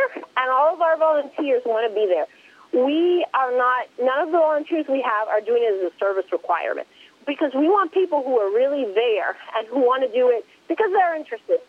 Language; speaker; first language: English; early bilingual, other home language; Spanish